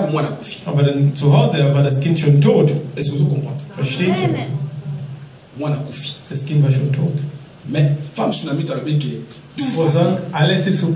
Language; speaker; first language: German; non-native, learner; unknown